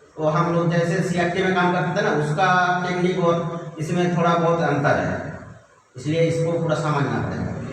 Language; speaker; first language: Hindi; non-native, local second language; Bangla